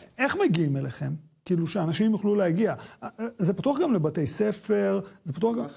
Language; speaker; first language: Hebrew; native; Hebrew